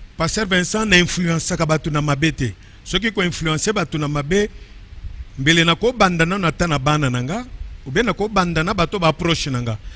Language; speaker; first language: Lingala; native; Lingala